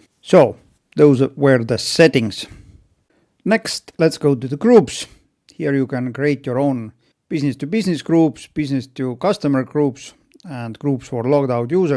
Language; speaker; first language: English; non-native, fluent; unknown